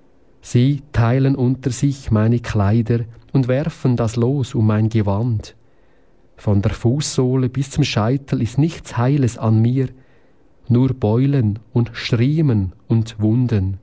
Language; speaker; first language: German; native; German